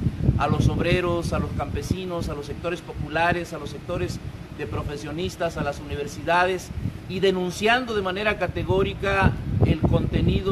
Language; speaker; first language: Spanish; native; Spanish